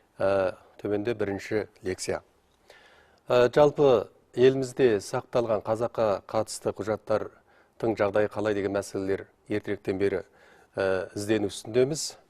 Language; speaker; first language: Kazakh; native; Kazakh